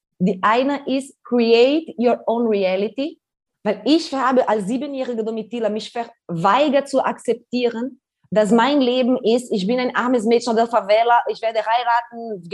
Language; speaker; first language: German; non-native, fluent; Portuguese